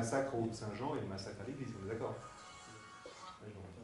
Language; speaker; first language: French; native; French